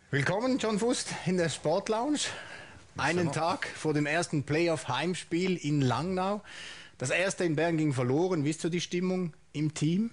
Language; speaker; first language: German; native; German